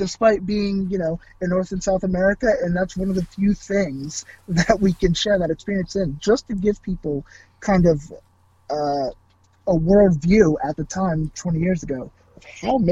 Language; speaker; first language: English; native; English